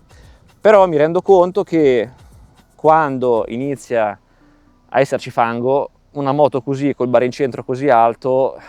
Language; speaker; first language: Italian; native; Italian